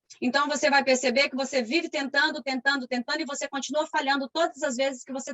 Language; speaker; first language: Portuguese; native; Portuguese